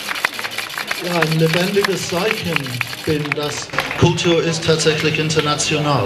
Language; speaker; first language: German; non-native, fluent; English